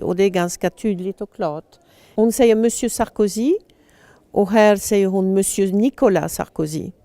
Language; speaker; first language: Swedish; non-native, fluent; French